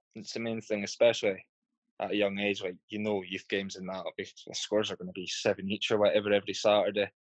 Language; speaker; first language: English; native; English